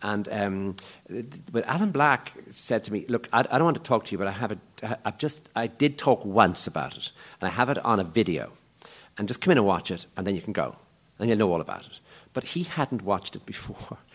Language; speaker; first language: English; native; English